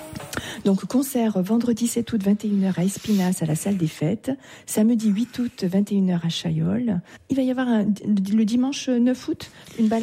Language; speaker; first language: French; native; French